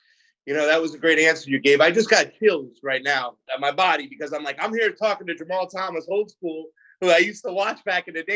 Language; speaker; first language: English; native; English